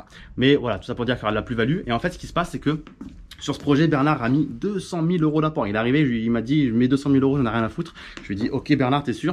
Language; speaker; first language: French; native; French